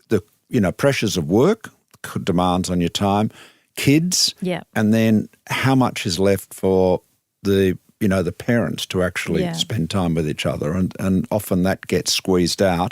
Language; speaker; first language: English; native; English